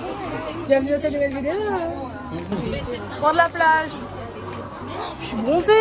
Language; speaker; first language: French; native; French